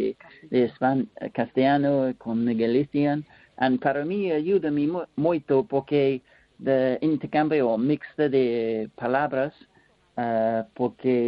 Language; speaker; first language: Spanish; non-native, learner; English